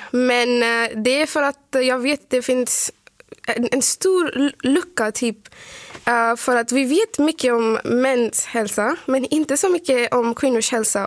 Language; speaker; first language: Swedish; non-native, fluent; Arabic